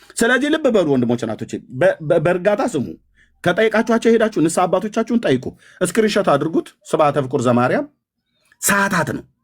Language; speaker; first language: Amharic; native; Amharic